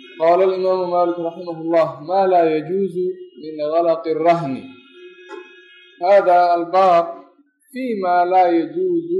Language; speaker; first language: Arabic; non-native, local second language; Somali